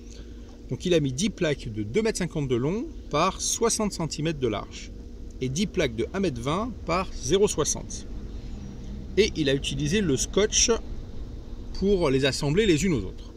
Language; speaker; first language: French; native; French